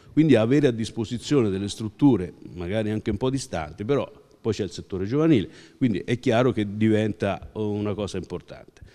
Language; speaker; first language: Italian; native; Italian